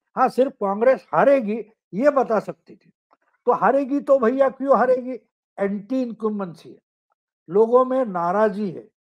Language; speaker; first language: Hindi; non-native, local second language; Marathi